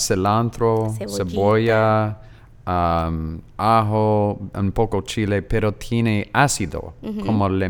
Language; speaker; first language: Spanish; non-native, fluent; English